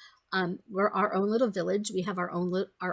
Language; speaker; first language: English; native; English